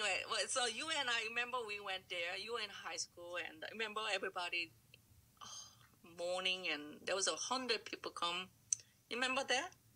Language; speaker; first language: English; non-native, fluent; Korean